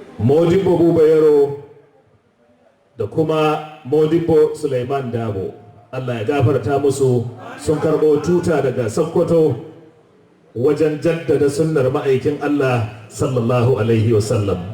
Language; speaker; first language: Hausa; native; Hausa